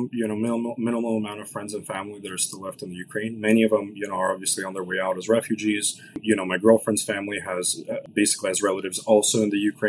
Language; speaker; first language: English; early bilingual, other home language; Russian